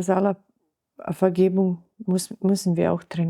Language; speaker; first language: German; non-native, learner; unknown